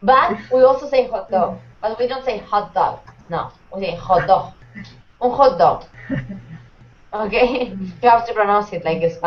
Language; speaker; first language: English; non-native, fluent; Spanish